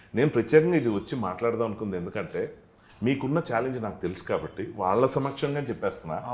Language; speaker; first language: Telugu; native; Telugu